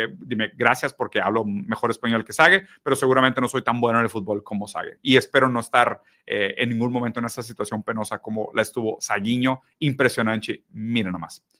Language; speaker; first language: Spanish; early bilingual, other home language; Portuguese